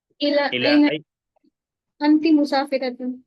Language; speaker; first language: Arabic; non-native, learner; Urdu